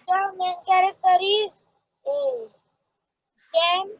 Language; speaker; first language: English; non-native, learner; Hindi